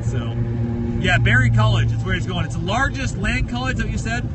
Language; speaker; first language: English; native; English